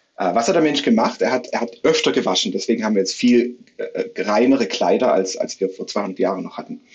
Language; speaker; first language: German; native; German